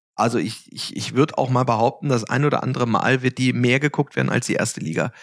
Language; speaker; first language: German; native; German